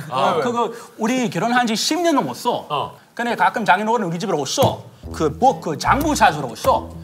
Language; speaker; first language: Korean; non-native, fluent; English